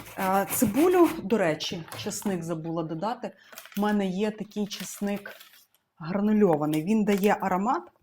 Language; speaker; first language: Ukrainian; non-native, local second language; Russian